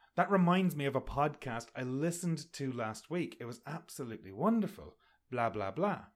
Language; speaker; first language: English; native; English